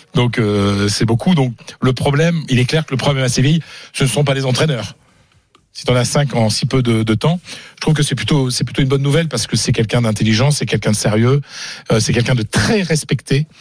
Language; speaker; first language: French; native; French